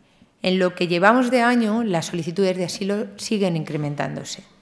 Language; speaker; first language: Spanish; native; Spanish